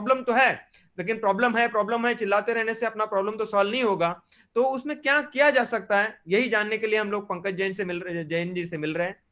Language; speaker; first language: Hindi; non-native, local second language; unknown